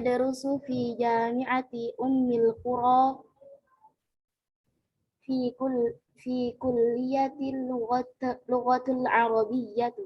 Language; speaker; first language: Arabic; non-native, learner; Indonesian